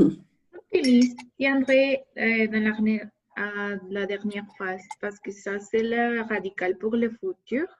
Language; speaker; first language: French; non-native, fluent; Spanish